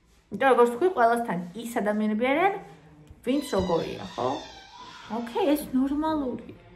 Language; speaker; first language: Georgian; native; Georgian